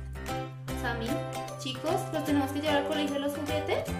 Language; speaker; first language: Spanish; native; Spanish